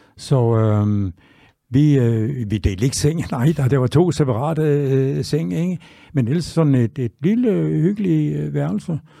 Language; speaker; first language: Danish; native; Danish